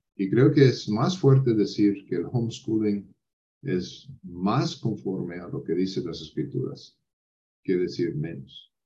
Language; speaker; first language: Spanish; non-native, fluent; English